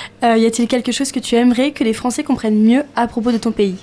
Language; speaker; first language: French; native; French